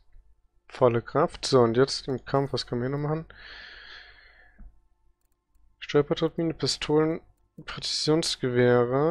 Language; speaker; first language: German; native; German